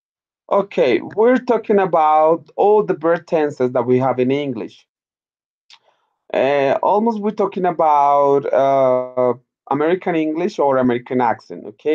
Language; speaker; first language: English; non-native, fluent; Spanish